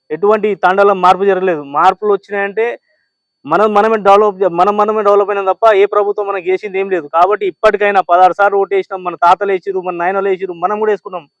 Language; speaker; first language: Telugu; non-native, local second language; Lambadi